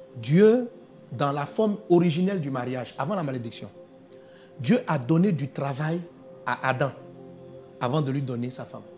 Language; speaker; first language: French; non-native, local second language; Dyula